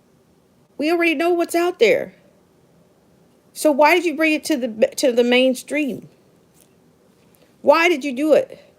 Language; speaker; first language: English; native; English